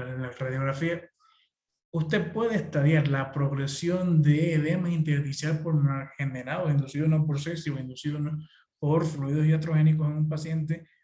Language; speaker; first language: Spanish; native; Spanish